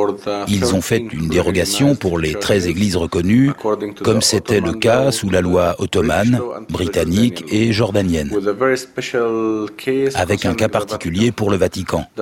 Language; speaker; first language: French; non-native, fluent; Arabic